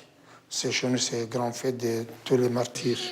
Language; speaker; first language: French; non-native, fluent; Assyrian Neo-Aramaic